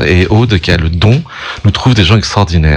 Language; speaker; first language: French; native; French